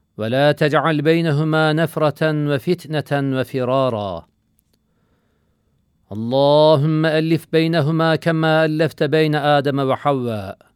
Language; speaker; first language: Arabic; non-native, learner; Turkish